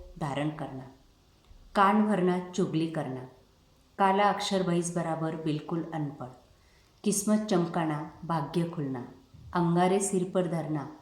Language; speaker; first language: Hindi; non-native, local second language; Marathi